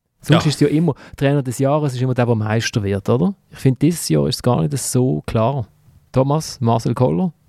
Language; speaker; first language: German; native; German